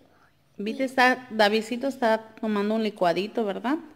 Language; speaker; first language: Spanish; native; Spanish